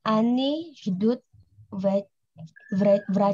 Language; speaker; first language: Russian; non-native, learner; Indonesian